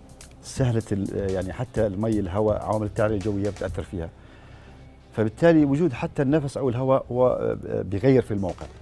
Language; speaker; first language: Arabic; native; Arabic